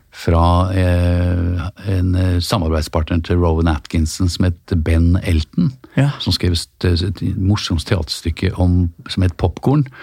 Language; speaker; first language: Norwegian; native; Norwegian